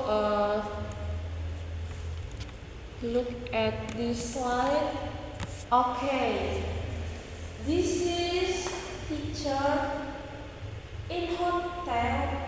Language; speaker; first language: English; non-native, learner; Indonesian